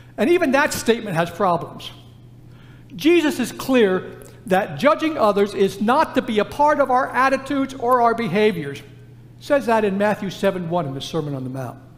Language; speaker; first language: English; native; English